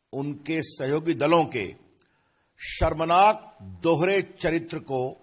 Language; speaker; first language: Hindi; native; Hindi